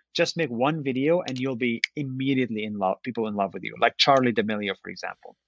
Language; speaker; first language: English; non-native, fluent; Arabic